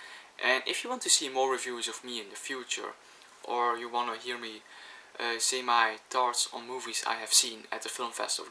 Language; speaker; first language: English; non-native, fluent; Dutch